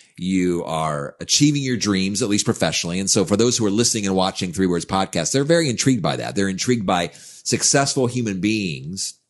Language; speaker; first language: English; native; English